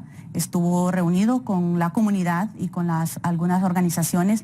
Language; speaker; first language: Spanish; native; Spanish